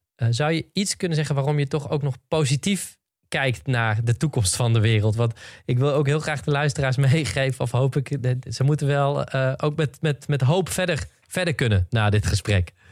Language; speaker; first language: Dutch; native; Dutch